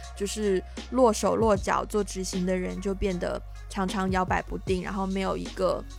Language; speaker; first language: Chinese; native; Chinese